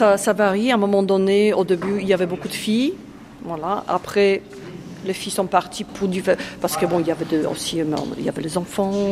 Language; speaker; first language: French; non-native, fluent; Polish